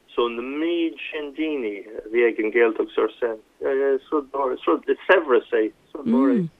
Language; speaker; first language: Irish; non-native, local second language; English